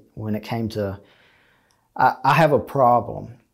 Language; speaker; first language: English; native; English